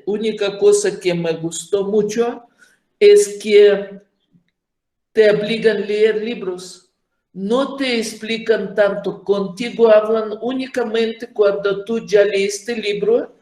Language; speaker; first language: Spanish; non-native, fluent; Ukrainian